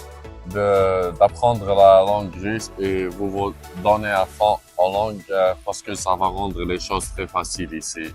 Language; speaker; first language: French; non-native, local second language; Arabic